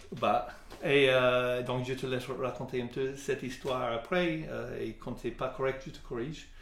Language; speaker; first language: French; non-native, fluent; English